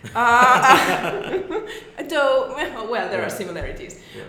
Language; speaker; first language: English; non-native, fluent; Hungarian